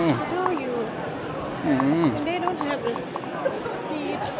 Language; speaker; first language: English; non-native, learner; Thai